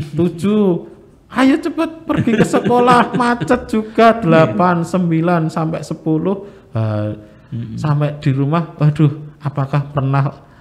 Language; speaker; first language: Indonesian; native; Indonesian